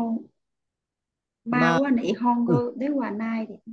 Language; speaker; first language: Japanese; non-native, learner; Vietnamese